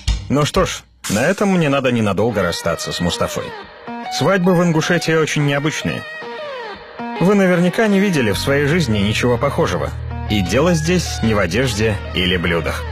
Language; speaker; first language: Russian; non-native, learner; Spanish